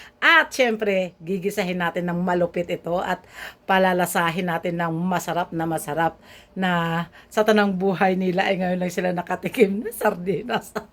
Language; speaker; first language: Filipino; non-native, local second language; Hiligaynon